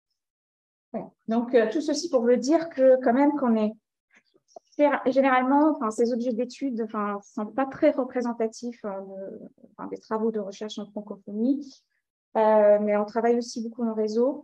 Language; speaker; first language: French; native; French